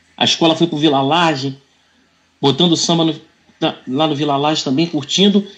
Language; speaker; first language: Portuguese; native; Portuguese